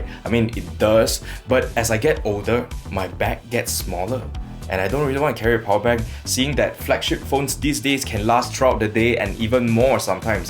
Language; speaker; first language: English; native; English